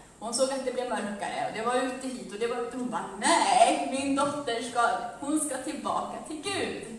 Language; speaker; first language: Swedish; early bilingual, other home language; Amharic